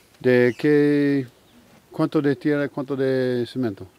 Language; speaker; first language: Spanish; non-native, learner; English